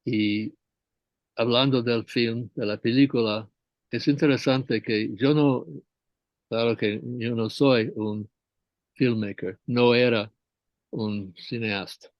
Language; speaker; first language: Spanish; non-native, fluent; English